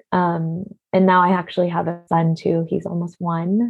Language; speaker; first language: English; native; English